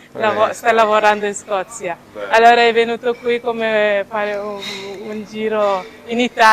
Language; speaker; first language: Italian; non-native, fluent; Malayalam